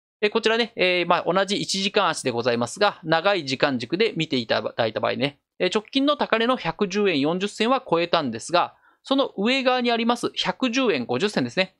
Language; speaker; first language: Japanese; native; Japanese